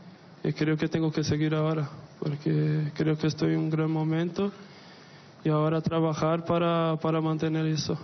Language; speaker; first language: Spanish; non-native, fluent; Portuguese